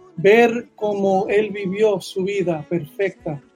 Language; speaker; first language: Spanish; early bilingual, heritage; Spanish